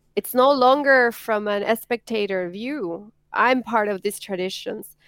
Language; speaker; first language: English; non-native, fluent; Spanish